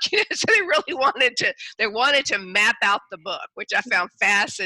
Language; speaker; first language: English; native; English